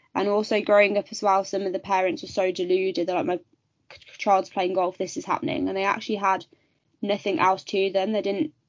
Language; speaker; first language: English; native; English